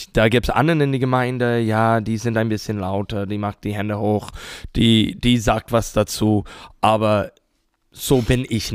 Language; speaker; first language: German; non-native, fluent; English